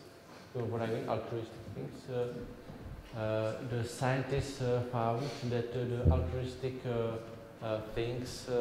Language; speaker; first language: English; non-native, learner; Czech